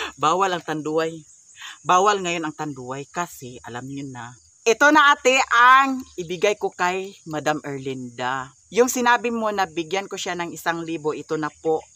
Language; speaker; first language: Filipino; non-native, local second language; Cebuano